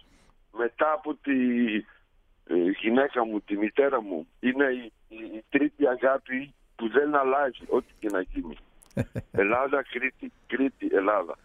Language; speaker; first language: Greek; early bilingual, heritage; Greek